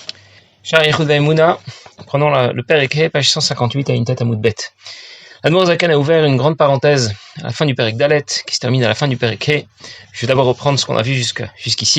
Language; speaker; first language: French; native; French